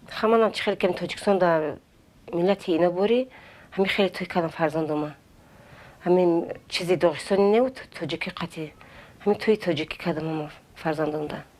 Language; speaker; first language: Tajik; non-native, fluent; Avaric